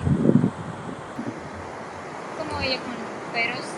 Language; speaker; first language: Spanish; non-native, learner; Russian